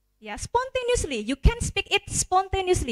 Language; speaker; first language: English; non-native, fluent; Indonesian